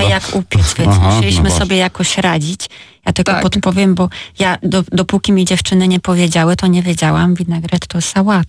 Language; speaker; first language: Polish; native; Polish